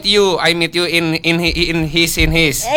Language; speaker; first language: English; non-native, learner; Indonesian